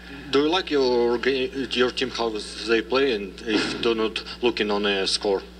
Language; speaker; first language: English; non-native, fluent; Ukrainian